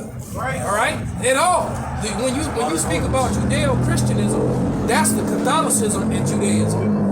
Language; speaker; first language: English; native; English